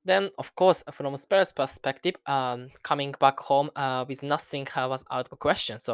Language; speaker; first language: English; non-native, learner; Japanese